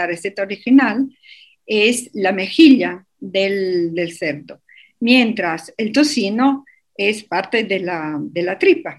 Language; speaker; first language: Spanish; non-native, fluent; Italian